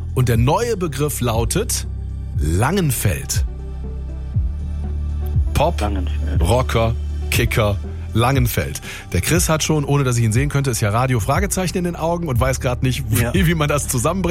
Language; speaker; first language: German; native; German